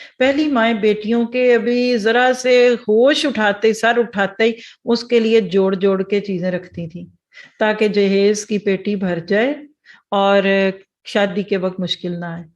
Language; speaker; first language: Urdu; early bilingual, heritage; Urdu